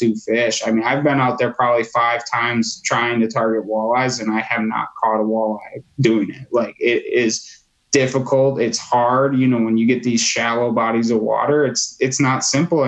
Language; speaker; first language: English; native; English